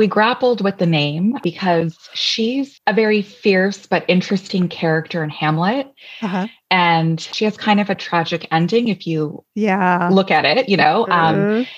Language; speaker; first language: English; native; English